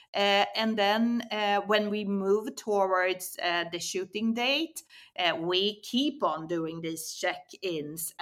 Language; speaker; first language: English; non-native, fluent; Swedish